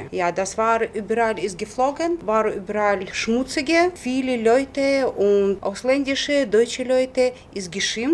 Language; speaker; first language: German; non-native, learner; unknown